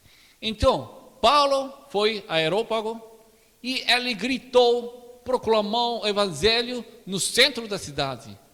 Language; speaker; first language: Portuguese; non-native, learner; Korean